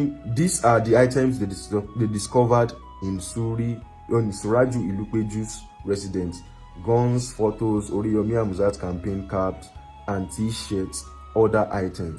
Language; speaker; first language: English; non-native, local second language; Yoruba